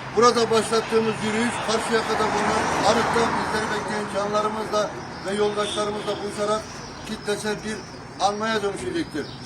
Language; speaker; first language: Turkish; native; Turkish